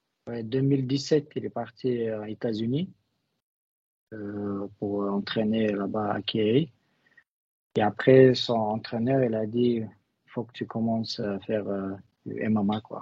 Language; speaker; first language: French; non-native, learner; Russian